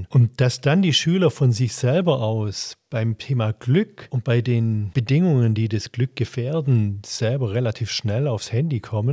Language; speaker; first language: German; native; German